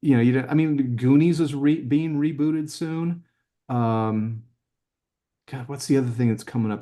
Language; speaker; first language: English; native; English